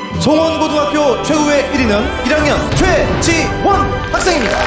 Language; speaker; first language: Korean; native; Korean